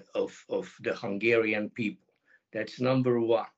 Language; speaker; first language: English; non-native, fluent; Hungarian